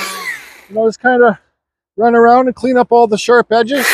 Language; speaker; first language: English; native; English